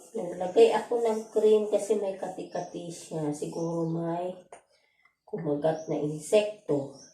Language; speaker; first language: Filipino; native; Filipino